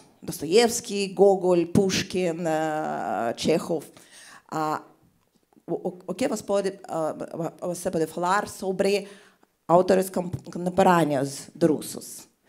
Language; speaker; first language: Portuguese; non-native, learner; Russian